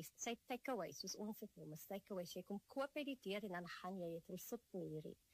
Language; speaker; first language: Afrikaans; native; Afrikaans